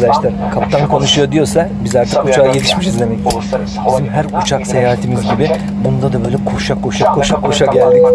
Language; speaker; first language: Turkish; native; Turkish